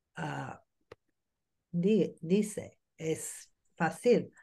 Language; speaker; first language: Spanish; non-native, learner; English